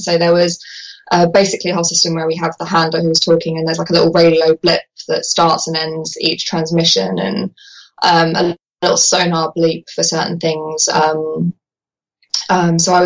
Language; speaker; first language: English; native; English